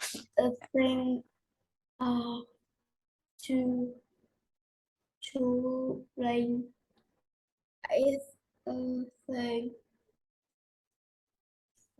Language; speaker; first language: English; non-native, learner; Vietnamese